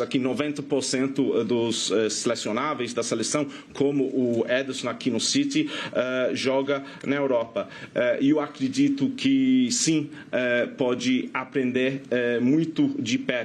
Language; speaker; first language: Portuguese; non-native, fluent; English